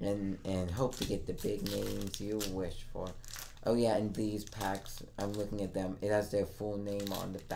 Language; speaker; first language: English; native; English